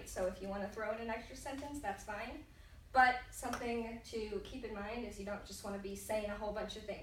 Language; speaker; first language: English; native; English